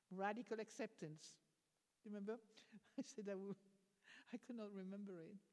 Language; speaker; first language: English; non-native, fluent; French